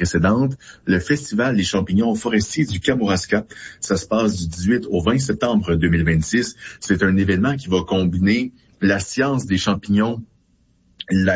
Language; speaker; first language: French; native; French